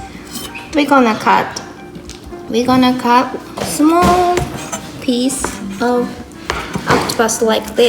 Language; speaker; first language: English; non-native, fluent; Japanese